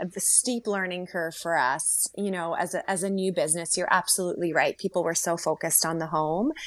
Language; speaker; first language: English; early bilingual, other home language; Slovak